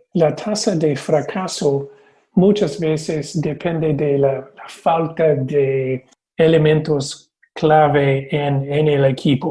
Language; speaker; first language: Spanish; non-native, fluent; English